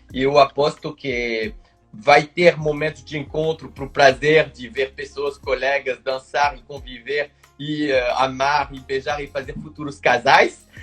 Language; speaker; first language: Portuguese; non-native, fluent; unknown